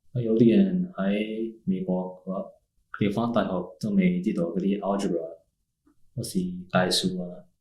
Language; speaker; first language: Cantonese; early bilingual, heritage; Cantonese